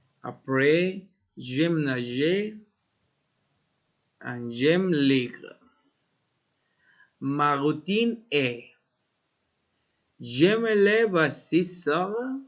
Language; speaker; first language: French; non-native, learner; Spanish